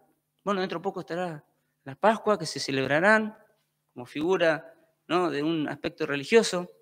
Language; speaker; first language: Spanish; native; Spanish